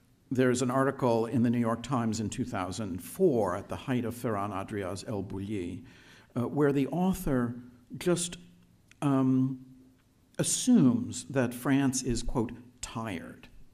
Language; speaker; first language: English; native; English